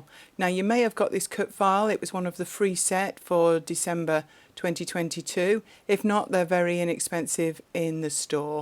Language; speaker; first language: English; native; English